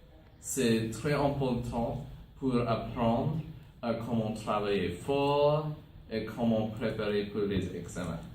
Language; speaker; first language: French; non-native, local second language; English